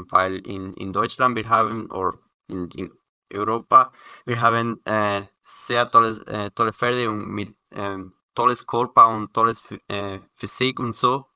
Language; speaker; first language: German; non-native, learner; Spanish